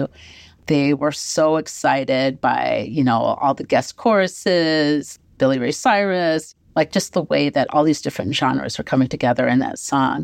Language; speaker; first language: English; native; English